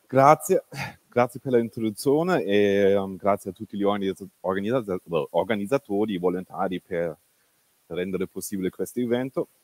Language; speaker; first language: Italian; non-native, fluent; German